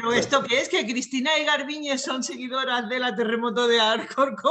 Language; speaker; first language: Spanish; native; Spanish